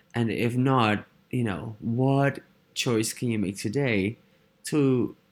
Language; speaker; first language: English; non-native, fluent; Dutch